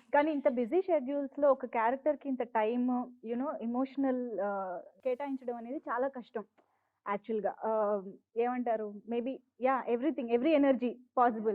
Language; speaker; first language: Telugu; native; Telugu